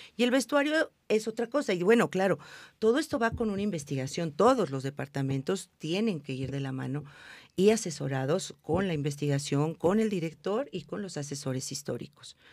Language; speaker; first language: Spanish; native; Spanish